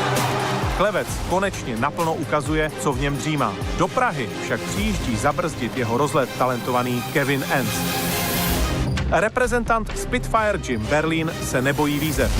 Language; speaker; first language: Czech; native; Czech